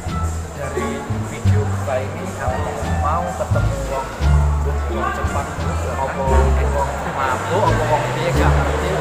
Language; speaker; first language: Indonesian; non-native, local second language; Javanese